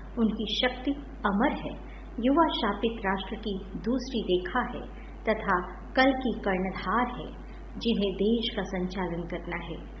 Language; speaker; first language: Hindi; native; Hindi